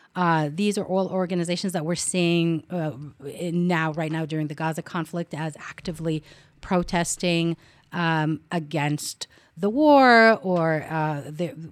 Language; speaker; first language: English; non-native, fluent; Hebrew